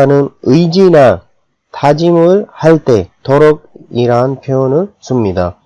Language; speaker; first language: Korean; non-native, fluent; Urdu